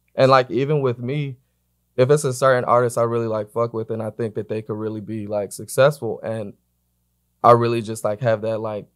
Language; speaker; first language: English; native; English